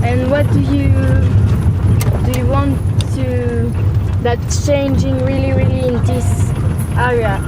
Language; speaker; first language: English; non-native, learner; French